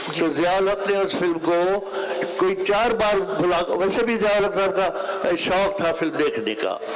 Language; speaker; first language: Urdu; non-native, local second language; Sindhi